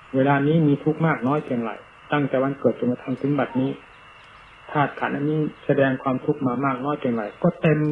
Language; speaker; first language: Thai; native; Thai